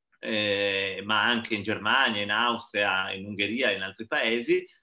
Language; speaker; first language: Italian; native; Italian